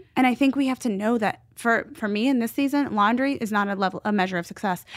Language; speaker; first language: English; early bilingual, other home language; Spanish